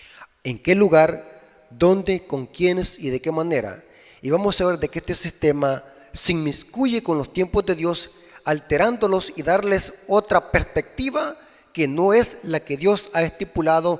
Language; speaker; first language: Spanish; native; Spanish